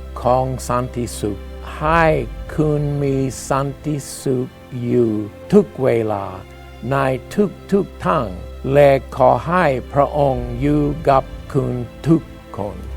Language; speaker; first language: Thai; non-native, fluent; English